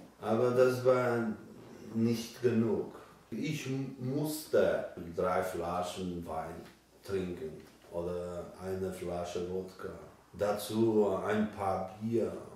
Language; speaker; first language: German; non-native, learner; Polish